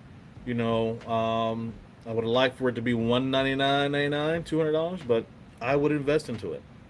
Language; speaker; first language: English; native; English